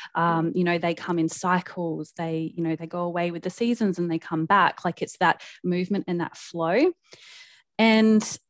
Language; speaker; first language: English; native; English